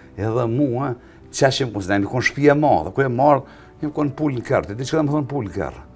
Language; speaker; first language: Albanian; native; Albanian